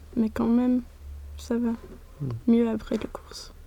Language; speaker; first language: French; non-native, learner; Swedish